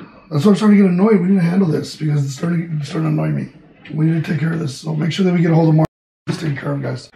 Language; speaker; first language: English; early bilingual, other home language; Spanish